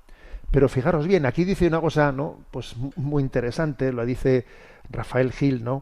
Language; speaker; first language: Spanish; native; Spanish